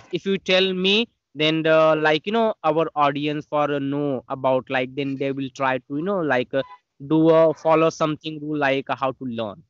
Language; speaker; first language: English; non-native, learner; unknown